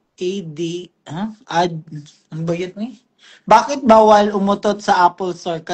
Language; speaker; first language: Filipino; non-native, local second language; Cebuano